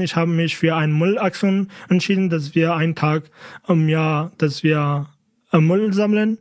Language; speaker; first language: German; non-native, fluent; Kurdish